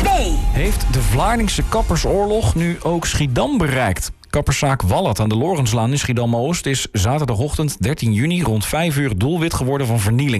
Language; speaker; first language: Dutch; native; Dutch